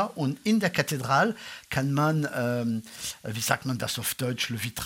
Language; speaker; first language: German; non-native, fluent; French